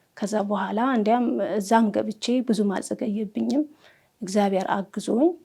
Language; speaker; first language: Amharic; non-native, local second language; Tigrinya